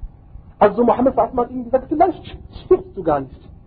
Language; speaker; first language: German; non-native, fluent; Arabic